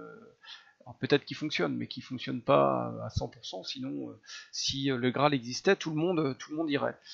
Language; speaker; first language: French; native; French